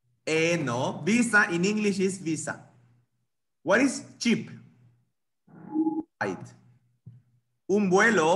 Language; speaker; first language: English; non-native, fluent; Spanish